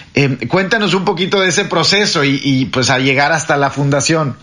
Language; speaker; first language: Spanish; native; Spanish